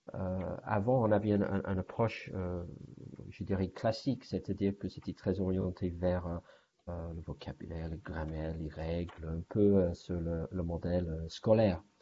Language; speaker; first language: French; non-native, fluent; English